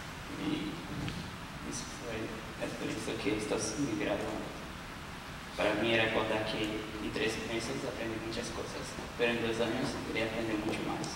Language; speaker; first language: Spanish; non-native, learner; Portuguese